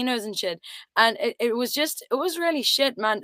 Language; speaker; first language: English; early bilingual, other home language; French